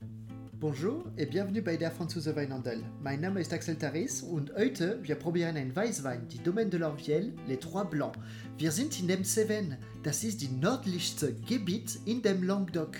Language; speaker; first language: German; non-native, fluent; French